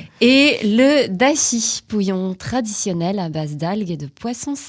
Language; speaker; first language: French; native; French